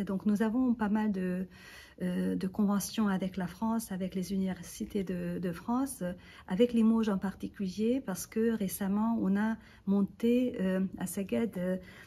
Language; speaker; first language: French; non-native, fluent; Hungarian